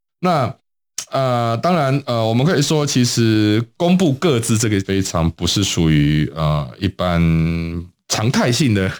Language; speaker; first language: Chinese; native; Chinese